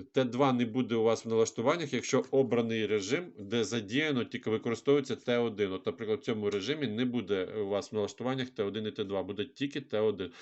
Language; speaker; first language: Ukrainian; non-native, local second language; Russian